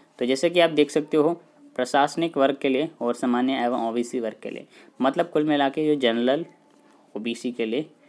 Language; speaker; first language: Hindi; native; Hindi